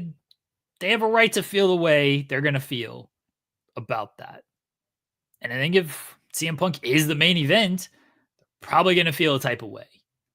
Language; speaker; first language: English; native; English